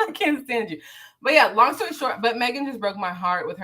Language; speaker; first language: English; native; English